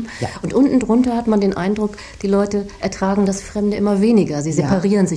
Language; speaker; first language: German; native; German